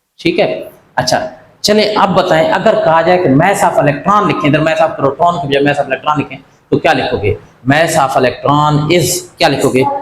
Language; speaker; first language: Urdu; native; Urdu